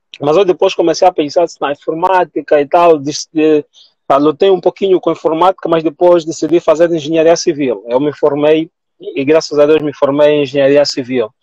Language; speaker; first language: Portuguese; native; Portuguese